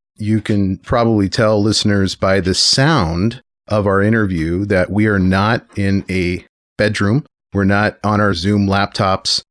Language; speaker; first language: English; native; English